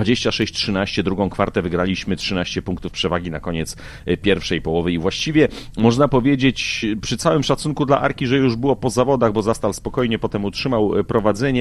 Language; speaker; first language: Polish; native; Polish